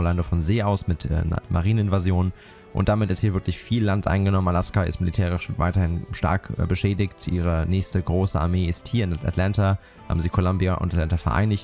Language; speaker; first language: German; native; German